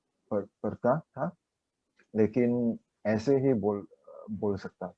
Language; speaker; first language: Hindi; non-native, learner; Chinese